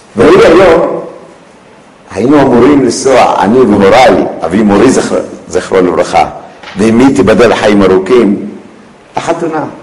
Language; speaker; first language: Hebrew; early bilingual, other home language; Arabic